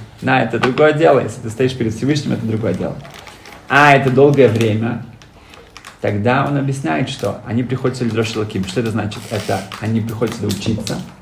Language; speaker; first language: Russian; early bilingual, heritage; Russian